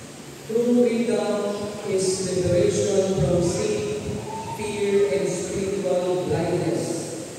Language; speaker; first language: English; non-native, local second language; Filipino